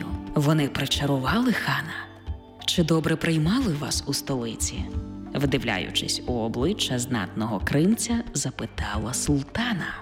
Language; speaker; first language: Ukrainian; native; Ukrainian